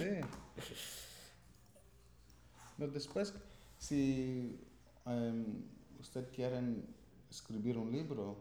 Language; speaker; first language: Spanish; non-native, fluent; English